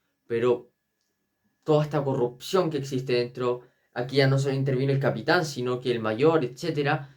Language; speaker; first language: Spanish; native; Spanish